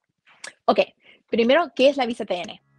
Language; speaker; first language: Spanish; non-native, fluent; English